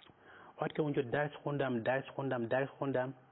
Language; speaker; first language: Persian; non-native, fluent; Nyanja